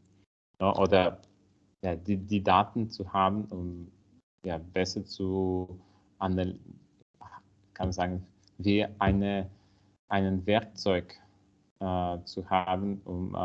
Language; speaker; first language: German; non-native, learner; Italian